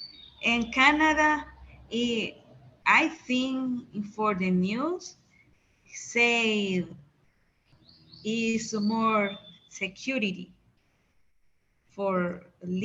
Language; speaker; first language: English; non-native, learner; Spanish